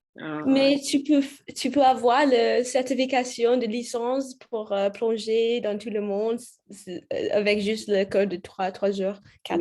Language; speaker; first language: French; non-native, learner; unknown